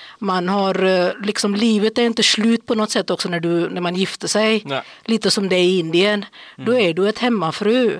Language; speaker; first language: Swedish; non-native, fluent; English